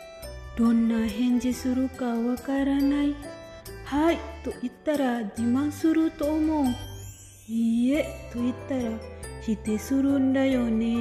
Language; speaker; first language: Japanese; non-native, fluent; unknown